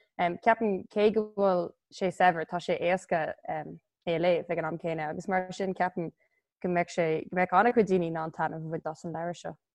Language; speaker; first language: Irish; non-native, local second language; English